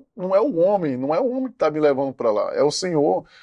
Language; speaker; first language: Portuguese; native; Portuguese